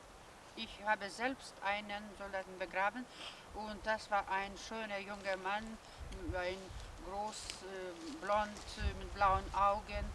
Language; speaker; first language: German; non-native, fluent; Lithuanian